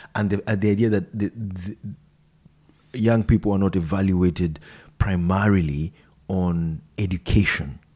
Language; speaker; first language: English; non-native, local second language; Swahili